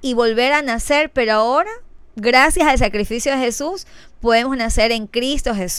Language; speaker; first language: Spanish; native; Spanish